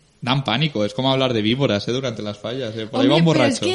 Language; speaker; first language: Spanish; native; Spanish